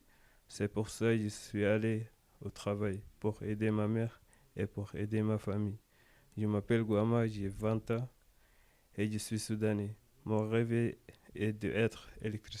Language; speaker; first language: French; non-native, learner; Arabic